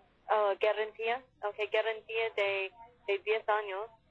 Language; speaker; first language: Spanish; non-native, fluent; English